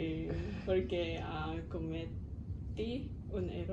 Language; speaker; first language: Spanish; non-native, learner; Cantonese